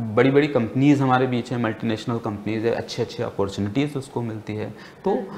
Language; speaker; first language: Hindi; native; Hindi